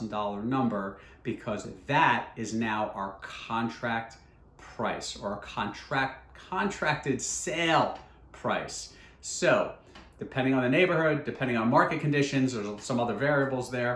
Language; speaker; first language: English; native; English